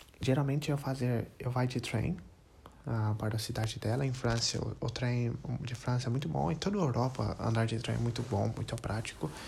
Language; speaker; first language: Portuguese; non-native, learner; English